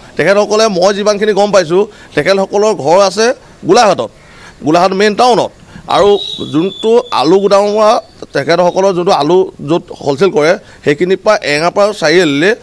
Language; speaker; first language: Assamese; native; Assamese